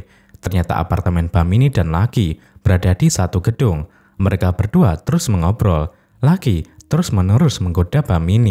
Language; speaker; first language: Indonesian; native; Indonesian